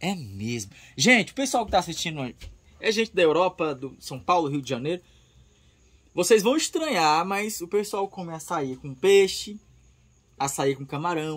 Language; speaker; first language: Portuguese; native; Portuguese